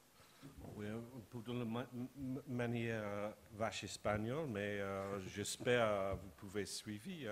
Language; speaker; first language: French; non-native, fluent; English